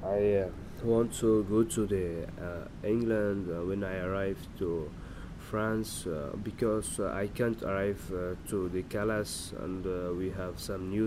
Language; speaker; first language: English; non-native, learner; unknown